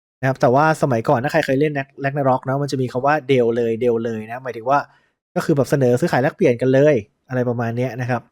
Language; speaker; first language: Thai; native; Thai